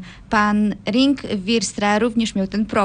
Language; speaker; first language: Polish; native; Polish